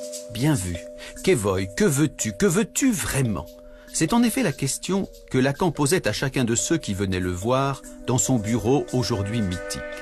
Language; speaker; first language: French; native; French